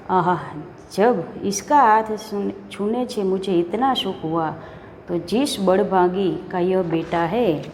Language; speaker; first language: Hindi; non-native, local second language; Gujarati